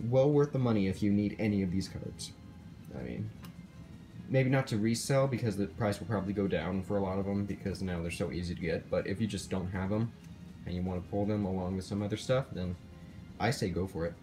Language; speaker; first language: English; native; English